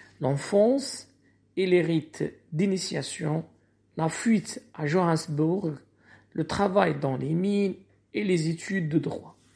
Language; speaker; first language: French; non-native, local second language; Arabic